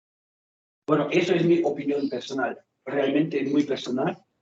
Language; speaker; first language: Spanish; non-native, fluent; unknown